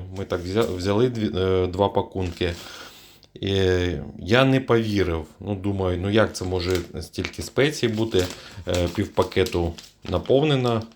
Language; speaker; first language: Ukrainian; non-native, local second language; Russian